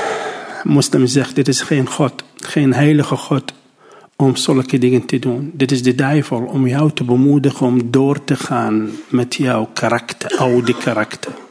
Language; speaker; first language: Dutch; non-native, learner; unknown